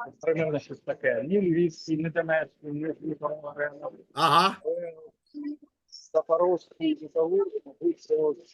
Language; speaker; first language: Ukrainian; non-native, local second language; Russian